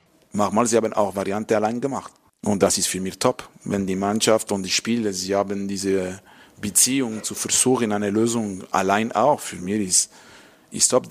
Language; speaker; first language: German; non-native, local second language; French